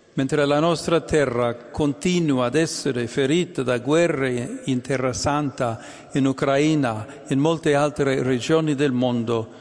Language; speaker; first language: Italian; non-native, fluent; English